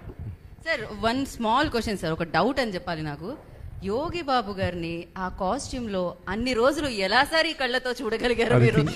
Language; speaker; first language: Telugu; native; Telugu